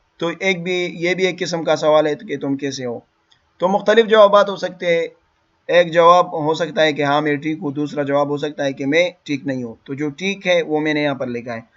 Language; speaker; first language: Urdu; non-native, local second language; Pashto